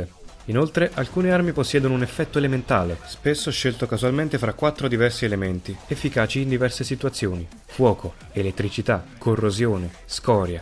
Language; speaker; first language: Italian; native; Italian